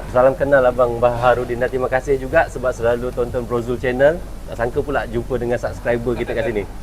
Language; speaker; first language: Malay; native; Malay